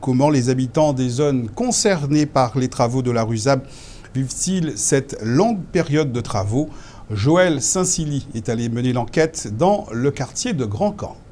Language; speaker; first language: French; native; French